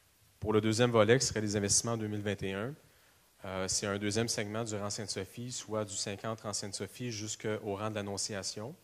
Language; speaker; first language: French; native; French